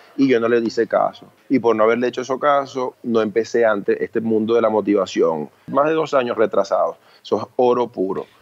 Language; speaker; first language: Spanish; early bilingual, other home language; Chinese